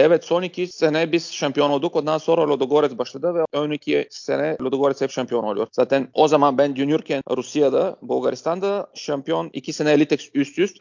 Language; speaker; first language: Turkish; non-native, learner; Bulgarian